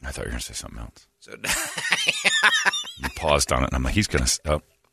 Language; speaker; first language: English; native; English